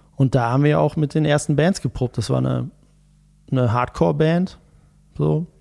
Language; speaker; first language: German; native; German